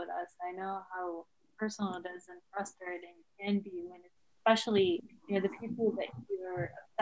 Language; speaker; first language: English; non-native, fluent; Arabic